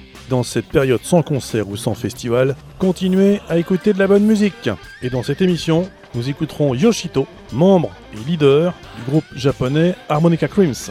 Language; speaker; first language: French; native; French